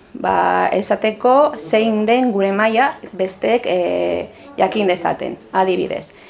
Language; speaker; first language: Basque; non-native, local second language; Spanish